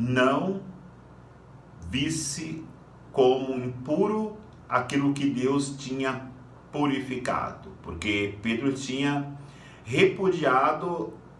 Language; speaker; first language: Portuguese; native; Portuguese